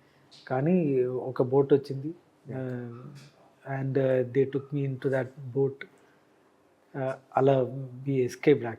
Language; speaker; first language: Telugu; non-native, learner; Malayalam